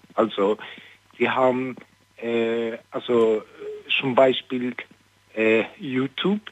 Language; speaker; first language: German; non-native, learner; Swedish